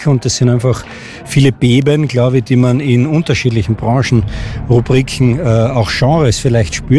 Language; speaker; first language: German; native; German